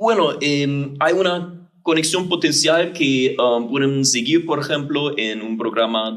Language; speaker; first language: Spanish; non-native, fluent; German